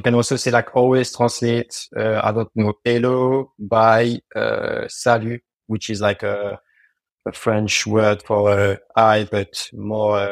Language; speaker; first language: English; non-native, fluent; French